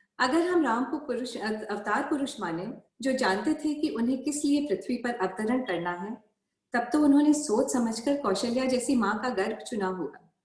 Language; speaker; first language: Hindi; native; Hindi